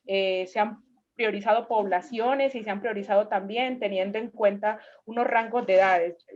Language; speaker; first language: Spanish; native; Spanish